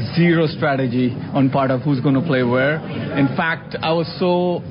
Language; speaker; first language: English; non-native, local second language; Hindi